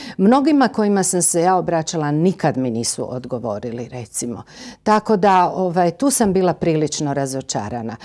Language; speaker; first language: Croatian; native; Croatian